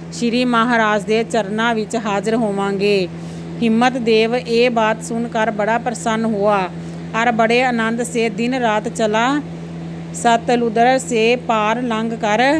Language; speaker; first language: Hindi; non-native, local second language; Punjabi